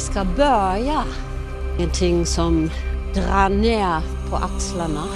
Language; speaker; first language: Swedish; non-native, fluent; German